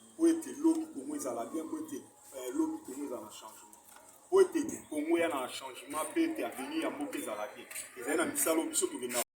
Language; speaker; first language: Lingala; native; Lingala